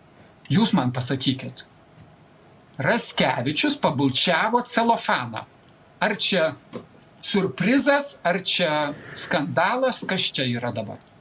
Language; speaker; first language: Lithuanian; native; Lithuanian